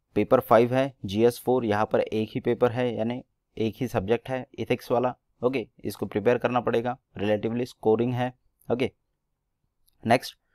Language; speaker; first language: Hindi; non-native, local second language; Marathi